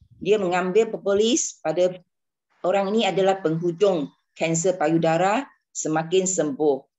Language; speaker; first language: Malay; non-native, local second language; Chinese